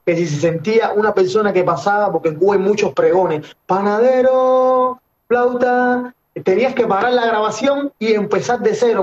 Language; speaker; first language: Spanish; native; Spanish